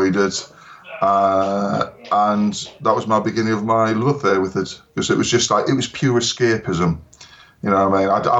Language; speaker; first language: English; native; English